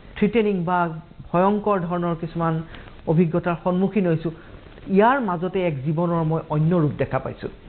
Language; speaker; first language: Assamese; native; Assamese